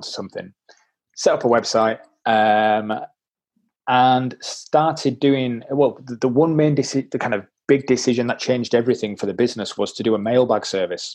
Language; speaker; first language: English; native; English